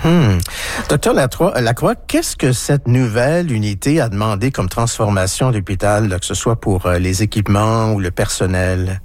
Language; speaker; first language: French; native; French